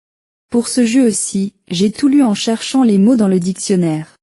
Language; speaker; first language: French; non-native, learner; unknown